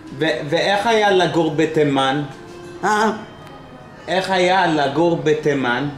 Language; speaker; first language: Hebrew; early bilingual, heritage; Hebrew